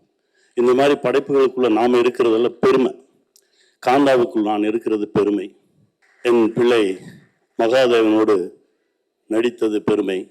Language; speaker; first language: Tamil; native; Tamil